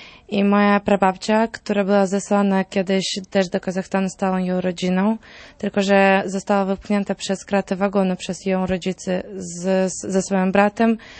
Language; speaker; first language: Polish; non-native, fluent; Russian